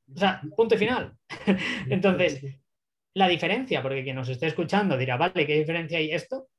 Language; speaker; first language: Spanish; native; Spanish